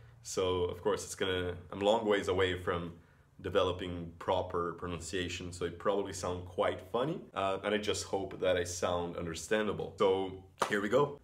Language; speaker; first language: English; non-native, fluent; Portuguese